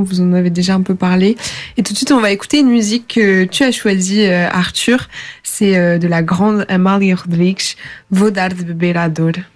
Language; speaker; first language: French; native; French